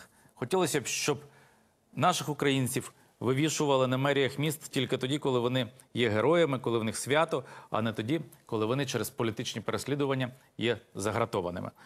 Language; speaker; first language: Ukrainian; native; Ukrainian